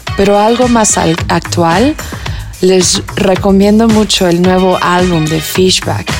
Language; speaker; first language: Spanish; early bilingual, heritage; Spanish